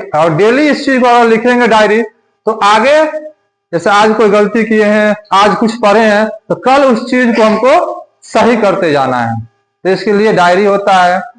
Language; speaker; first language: Hindi; native; Hindi